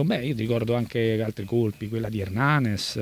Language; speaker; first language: Italian; native; Italian